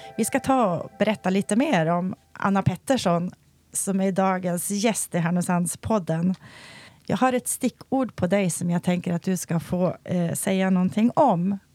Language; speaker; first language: Swedish; native; Swedish